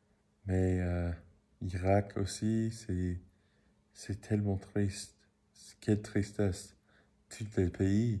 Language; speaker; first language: French; non-native, learner; English